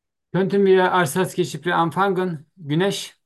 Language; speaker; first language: German; non-native, learner; Turkish